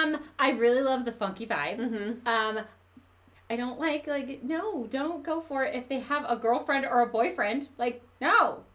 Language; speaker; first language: English; native; English